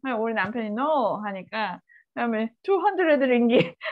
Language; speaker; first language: Korean; native; Korean